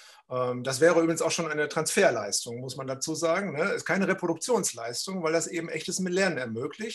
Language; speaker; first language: German; native; German